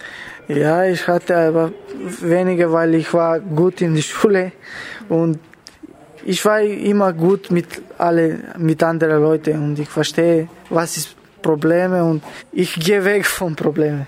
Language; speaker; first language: German; non-native, learner; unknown